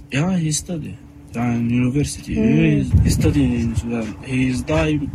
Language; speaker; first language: English; non-native, learner; Arabic